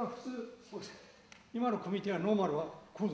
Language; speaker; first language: Japanese; native; Japanese